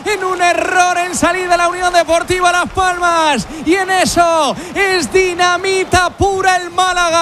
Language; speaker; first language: Spanish; native; Spanish